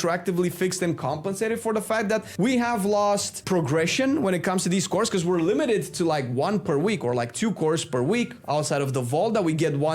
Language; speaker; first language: English; native; English